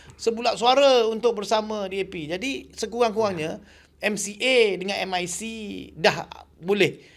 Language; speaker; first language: Malay; non-native, local second language; Chinese